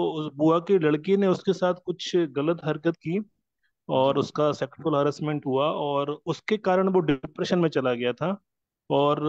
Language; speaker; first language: Hindi; non-native, local second language; Marathi